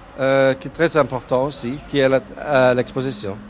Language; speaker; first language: French; non-native, learner; German